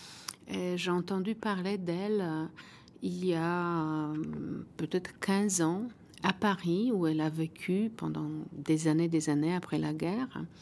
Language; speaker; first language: French; non-native, fluent; Polish